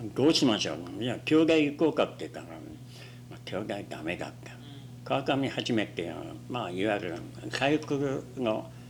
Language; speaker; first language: Japanese; native; Japanese